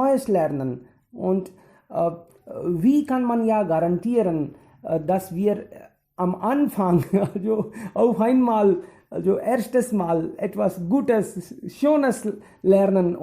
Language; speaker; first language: German; non-native, fluent; Hindi